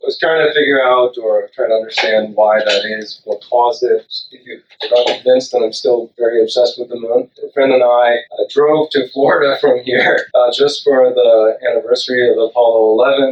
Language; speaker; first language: English; non-native, local second language; Sinhala